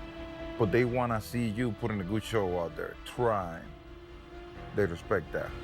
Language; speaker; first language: English; non-native, fluent; Spanish